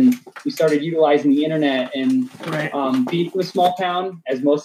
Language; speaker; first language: English; native; English